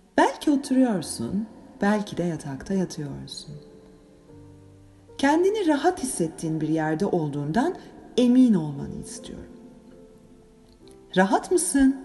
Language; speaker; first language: Turkish; native; Turkish